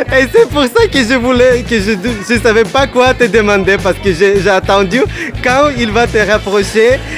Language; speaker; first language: French; non-native, fluent; Russian